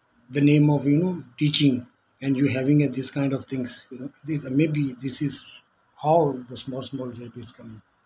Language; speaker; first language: English; non-native, local second language; Urdu